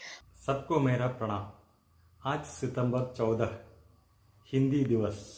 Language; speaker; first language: Hindi; non-native, local second language; Malayalam